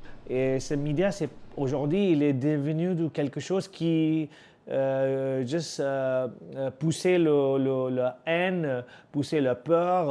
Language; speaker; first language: French; non-native, learner; Urdu